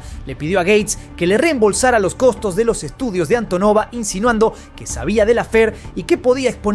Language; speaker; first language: Spanish; native; Spanish